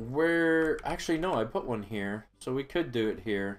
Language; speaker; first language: English; native; English